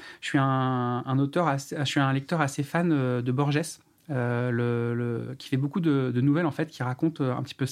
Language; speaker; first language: French; native; French